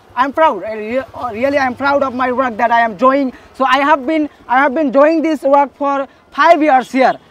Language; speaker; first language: English; non-native, local second language; Bangla